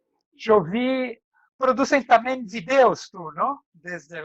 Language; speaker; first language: Spanish; non-native, fluent; Portuguese